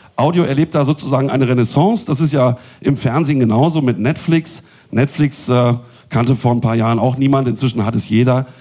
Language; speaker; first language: German; native; German